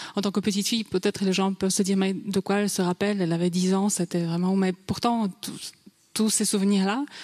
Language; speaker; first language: French; non-native, fluent; Polish